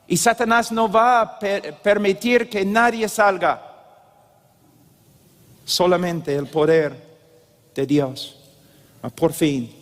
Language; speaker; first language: Spanish; non-native, fluent; English